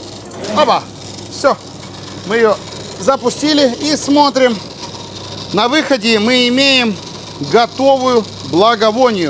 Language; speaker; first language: Russian; native; Russian